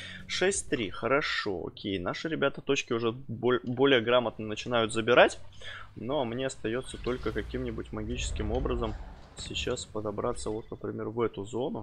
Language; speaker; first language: Russian; native; Russian